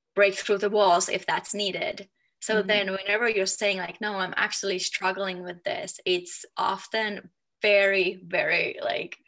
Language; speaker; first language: English; non-native, fluent; Finnish